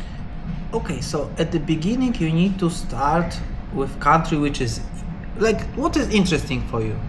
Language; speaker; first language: English; non-native, learner; Polish